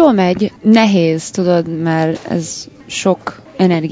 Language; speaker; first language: Hungarian; early bilingual, heritage; Hungarian